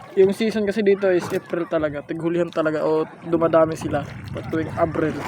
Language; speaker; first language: Filipino; non-native, local second language; Masbatenyo